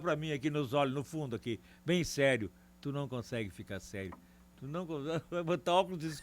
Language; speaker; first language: Portuguese; native; Portuguese